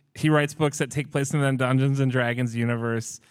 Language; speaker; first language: English; native; English